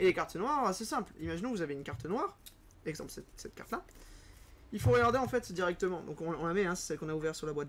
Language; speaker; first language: French; native; French